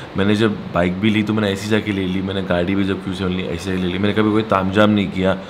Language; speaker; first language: Hindi; native; Hindi